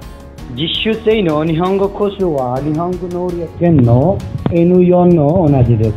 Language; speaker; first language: Japanese; non-native, learner; Bangla